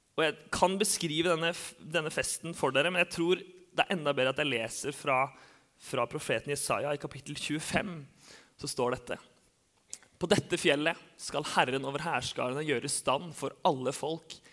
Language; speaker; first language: Norwegian; native; Norwegian